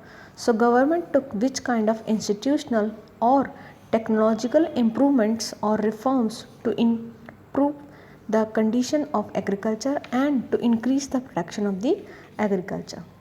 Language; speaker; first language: English; non-native, local second language; Hindi